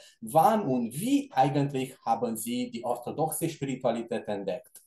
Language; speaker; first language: German; non-native, fluent; Romanian